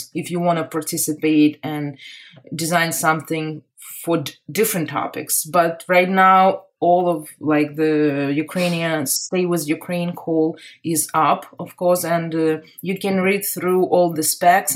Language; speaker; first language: English; non-native, fluent; Ukrainian